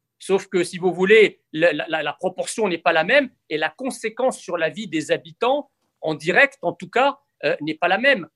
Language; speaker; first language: French; early bilingual, other home language; Arabic